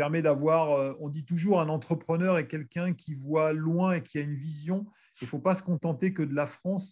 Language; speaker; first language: French; native; French